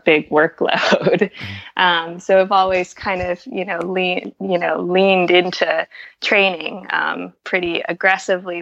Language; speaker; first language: English; native; English